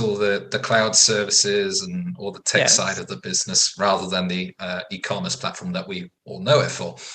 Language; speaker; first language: English; native; English